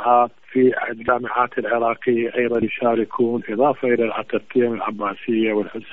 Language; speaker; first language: Arabic; native; Arabic